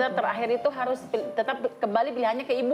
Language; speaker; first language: Indonesian; native; Indonesian